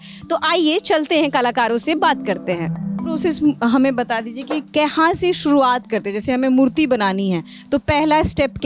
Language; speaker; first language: Hindi; native; Hindi